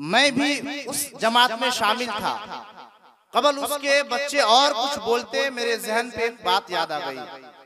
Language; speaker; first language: Urdu; non-native, local second language; Bangla